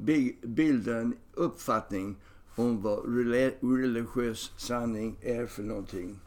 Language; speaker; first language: Swedish; non-native, fluent; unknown